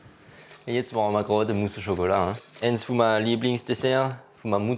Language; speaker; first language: German; non-native, local second language; French